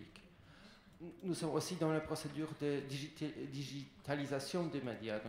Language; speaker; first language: French; non-native, fluent; Polish